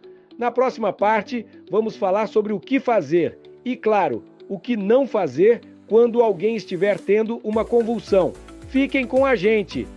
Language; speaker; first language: Portuguese; native; Portuguese